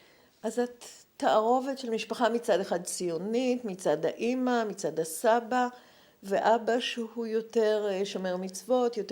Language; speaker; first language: Hebrew; native; Hebrew